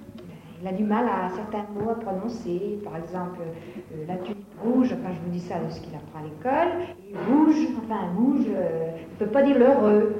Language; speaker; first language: French; native; French